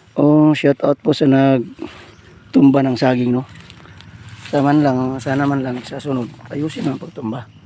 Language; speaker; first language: Filipino; native; Filipino